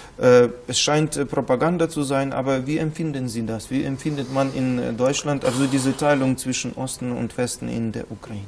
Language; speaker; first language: German; non-native, fluent; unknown